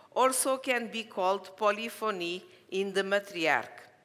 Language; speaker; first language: English; non-native, learner; Portuguese